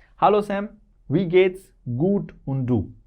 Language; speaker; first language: German; non-native, fluent; Hindi